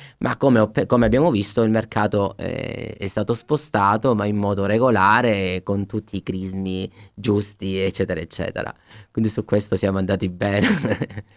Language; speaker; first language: Italian; native; Italian